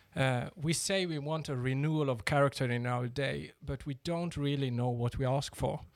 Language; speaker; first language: English; non-native, fluent; Norwegian